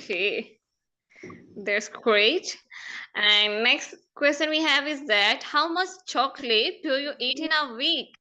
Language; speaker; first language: English; non-native, fluent; Urdu